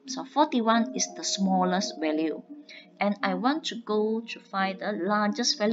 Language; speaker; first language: English; non-native, local second language; Chinese